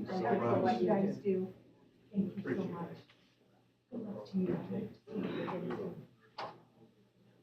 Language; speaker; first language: English; native; English